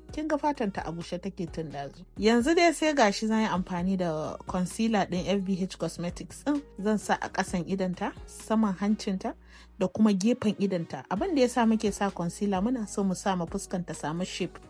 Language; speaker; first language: Hausa; non-native, local second language; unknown